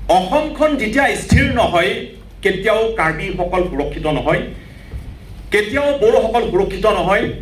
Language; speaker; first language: Assamese; non-native, local second language; Karbi